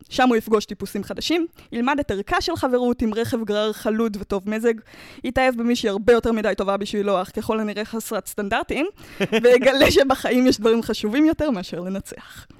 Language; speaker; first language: Hebrew; native; Hebrew